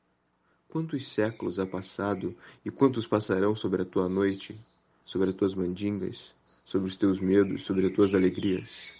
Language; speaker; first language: Portuguese; native; Portuguese